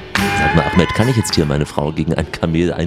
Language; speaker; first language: German; native; German